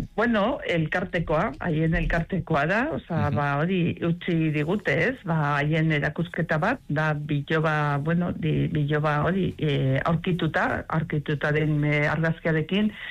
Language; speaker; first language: Basque; non-native, local second language; Spanish